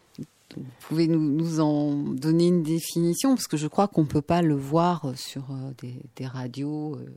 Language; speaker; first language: French; native; French